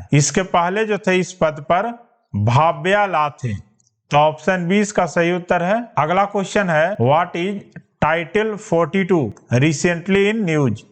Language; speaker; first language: Hindi; native; Hindi